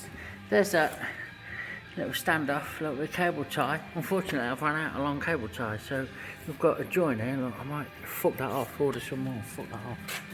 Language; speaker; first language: English; native; English